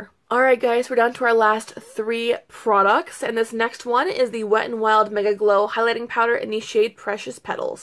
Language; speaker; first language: English; native; English